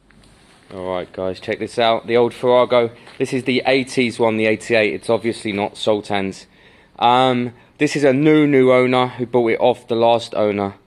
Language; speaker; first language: English; native; English